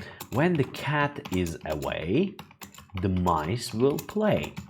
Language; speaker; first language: English; non-native, fluent; Turkish